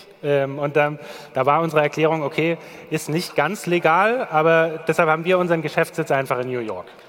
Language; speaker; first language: German; native; German